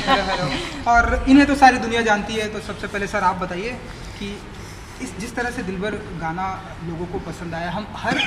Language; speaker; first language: Hindi; native; Hindi